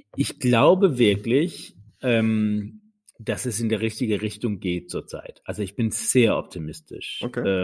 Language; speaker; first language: German; non-native, fluent; Danish